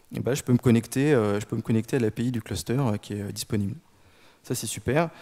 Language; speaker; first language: French; native; French